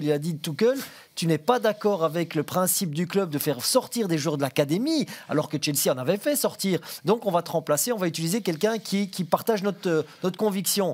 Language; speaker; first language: French; native; French